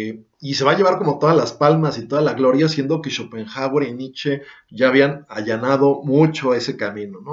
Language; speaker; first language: Spanish; native; Spanish